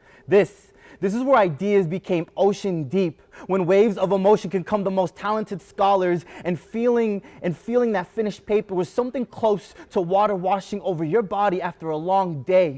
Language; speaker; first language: English; early bilingual, other home language; Spanish